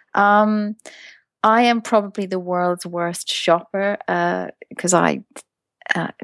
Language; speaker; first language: English; native; English